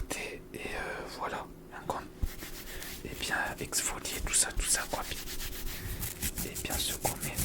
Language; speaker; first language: French; native; French